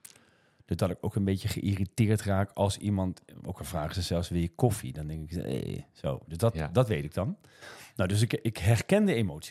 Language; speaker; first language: Dutch; native; Dutch